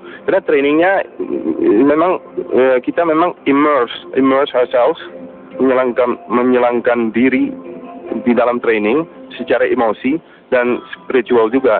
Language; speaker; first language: Indonesian; non-native, fluent; Dutch